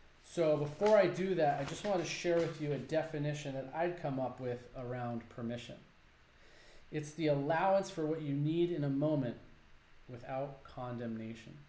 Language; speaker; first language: English; native; English